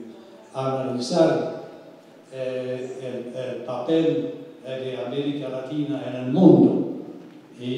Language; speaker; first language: Spanish; non-native, fluent; Swedish